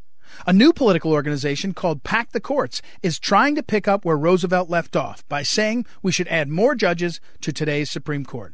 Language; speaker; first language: English; native; English